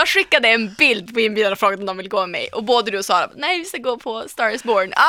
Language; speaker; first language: Swedish; native; Swedish